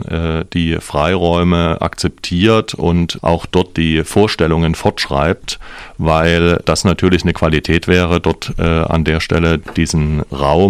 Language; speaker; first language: German; native; German